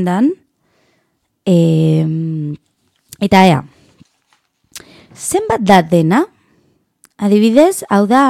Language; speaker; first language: Basque; non-native, learner; Spanish